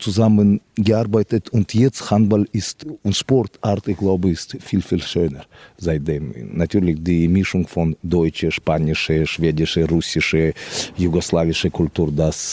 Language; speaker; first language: German; non-native, fluent; Russian